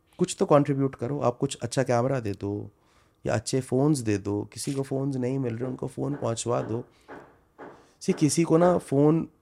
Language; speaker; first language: Hindi; non-native, local second language; Bangla